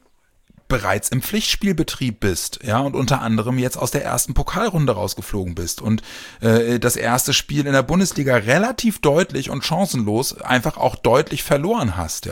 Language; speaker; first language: German; native; German